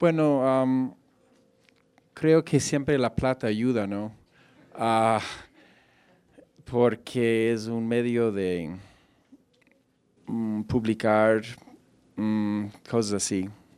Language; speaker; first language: Spanish; non-native, fluent; English